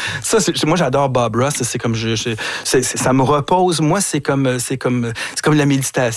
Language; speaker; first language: French; native; French